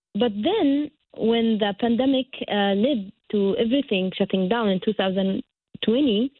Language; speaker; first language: English; non-native, fluent; Arabic